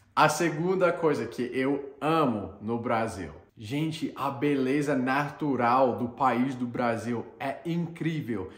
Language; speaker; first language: Portuguese; non-native, fluent; English